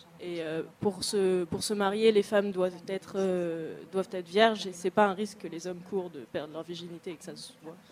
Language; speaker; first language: French; native; French